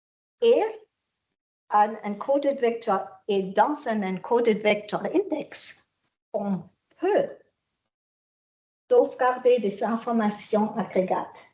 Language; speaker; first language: French; non-native, fluent; German